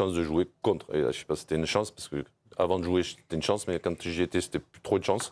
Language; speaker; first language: French; native; French